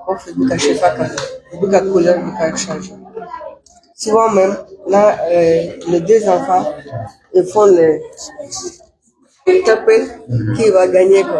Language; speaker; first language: French; non-native, fluent; Russian